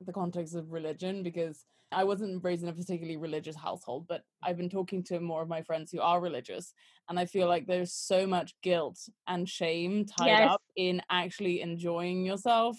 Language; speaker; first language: English; native; English